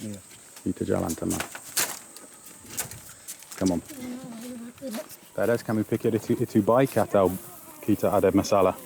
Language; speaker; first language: Indonesian; non-native, learner; English